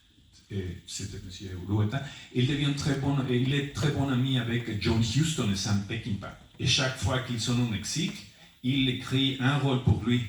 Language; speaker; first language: French; non-native, fluent; Spanish